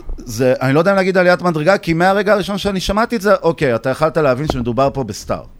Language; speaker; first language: Hebrew; native; Hebrew